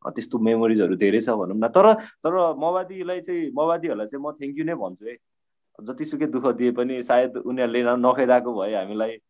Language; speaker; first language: Nepali; non-native, local second language; Limbu